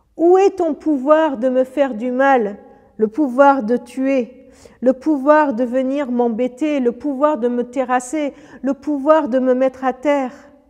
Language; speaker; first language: French; early bilingual, other home language; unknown